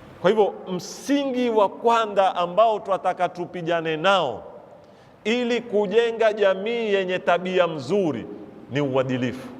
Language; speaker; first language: Swahili; native; Swahili